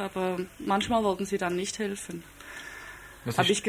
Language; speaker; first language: German; non-native, fluent; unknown